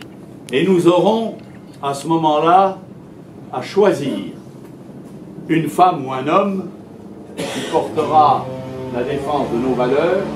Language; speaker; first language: French; native; French